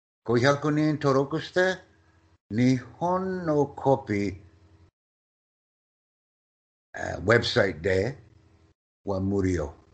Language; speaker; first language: Japanese; non-native, learner; English